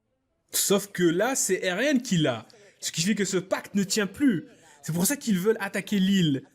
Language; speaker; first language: French; native; French